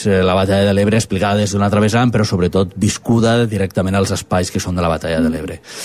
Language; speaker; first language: Catalan; native; Catalan